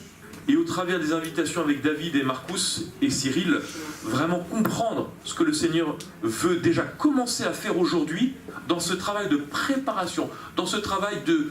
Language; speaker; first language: French; native; French